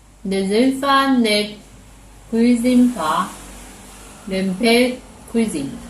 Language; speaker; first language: French; non-native, learner; Chinese